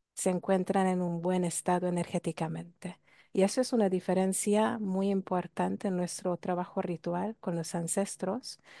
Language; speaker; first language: Spanish; non-native, fluent; Hungarian